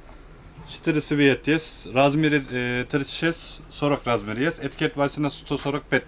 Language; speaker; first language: Russian; non-native, learner; Turkish